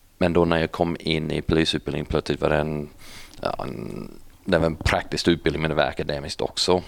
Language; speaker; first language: Swedish; non-native, fluent; English